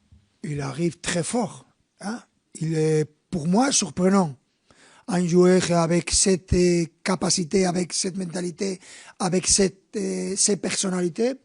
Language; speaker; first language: French; non-native, fluent; Spanish